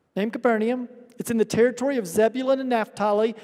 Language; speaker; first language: English; native; English